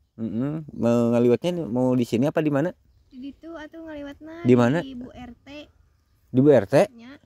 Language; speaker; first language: Indonesian; non-native, local second language; Sundanese